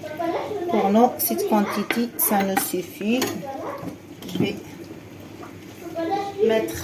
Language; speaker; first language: French; non-native, fluent; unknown